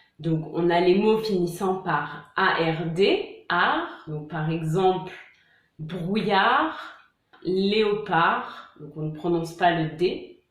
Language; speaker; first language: French; native; French